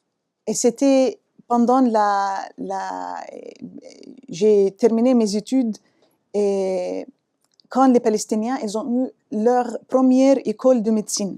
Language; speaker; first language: French; non-native, fluent; Arabic